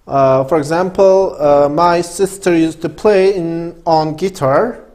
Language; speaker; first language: English; non-native, fluent; Kazakh